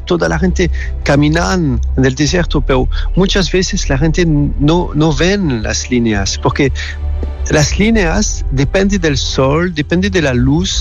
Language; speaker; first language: Spanish; non-native, learner; French